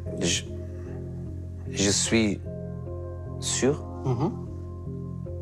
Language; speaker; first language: French; non-native, fluent; Portuguese